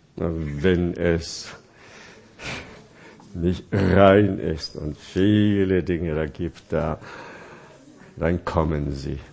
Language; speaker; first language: German; non-native, fluent; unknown